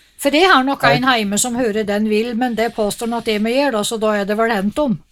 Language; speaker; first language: Norwegian; native; Norwegian